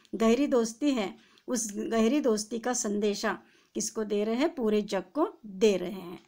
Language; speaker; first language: Hindi; non-native, local second language; Marathi